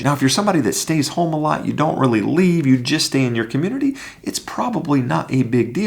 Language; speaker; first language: English; native; English